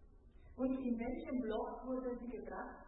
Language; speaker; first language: German; non-native, fluent; Italian